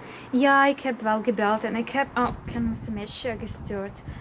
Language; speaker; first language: Dutch; non-native, learner; Russian